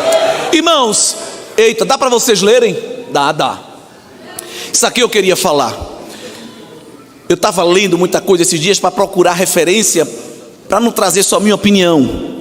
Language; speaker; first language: Portuguese; native; Portuguese